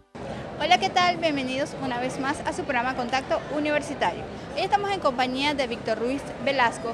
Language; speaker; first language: Spanish; native; Spanish